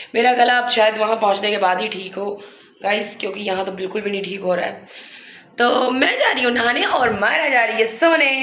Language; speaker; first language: Hindi; native; Hindi